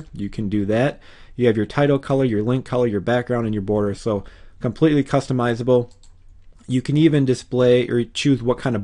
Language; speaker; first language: English; native; English